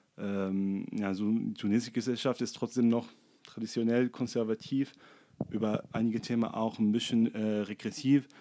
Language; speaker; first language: German; non-native, fluent; Arabic